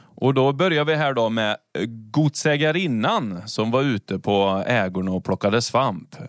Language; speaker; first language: Swedish; native; Swedish